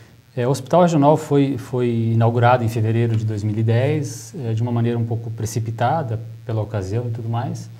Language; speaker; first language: Portuguese; native; Portuguese